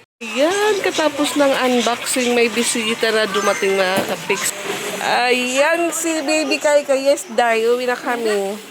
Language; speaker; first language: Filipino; non-native, local second language; Waray